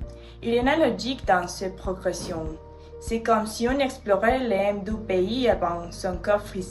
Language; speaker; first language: French; non-native, learner; Spanish